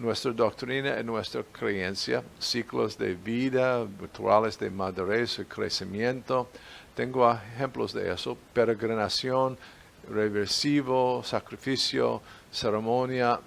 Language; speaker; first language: Spanish; non-native, fluent; English